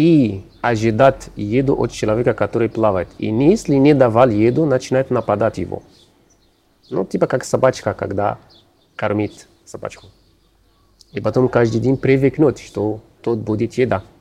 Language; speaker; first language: Russian; non-native, learner; Arabic